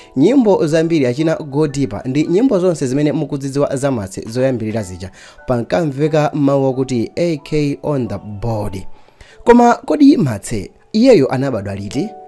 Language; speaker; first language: Nyanja; native; Nyanja